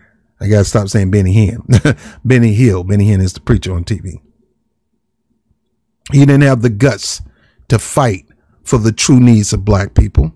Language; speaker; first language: English; native; English